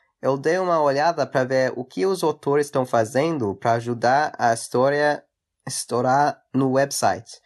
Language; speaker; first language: Portuguese; early bilingual, heritage; English